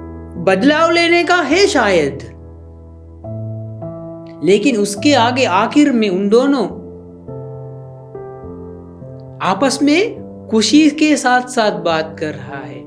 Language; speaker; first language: Hindi; non-native, fluent; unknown